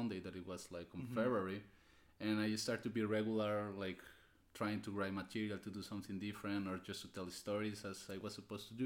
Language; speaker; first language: English; non-native, fluent; Spanish